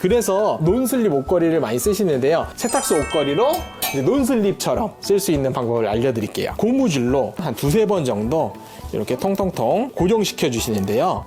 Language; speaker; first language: Korean; native; Korean